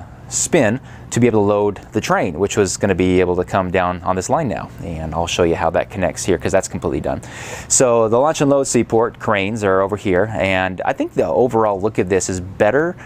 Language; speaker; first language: English; native; English